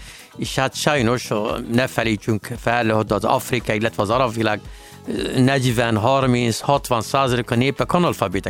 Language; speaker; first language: Hungarian; non-native, learner; Arabic